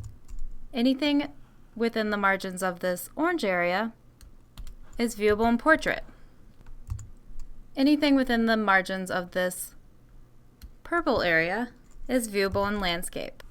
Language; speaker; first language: English; native; English